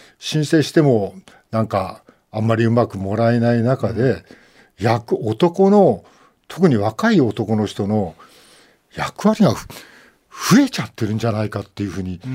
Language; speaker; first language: Japanese; native; Japanese